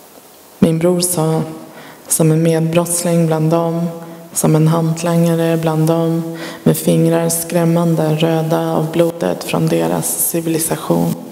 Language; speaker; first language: Swedish; early bilingual, other home language; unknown